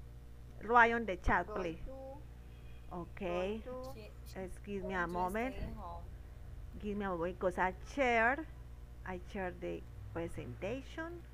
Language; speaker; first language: English; non-native, learner; Spanish